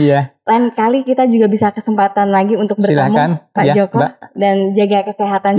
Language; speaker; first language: Indonesian; native; Indonesian